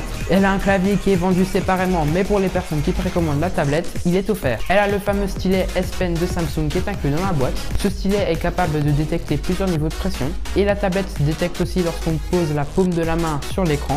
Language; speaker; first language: French; native; French